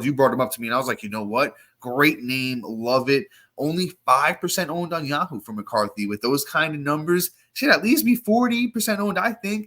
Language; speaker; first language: English; native; English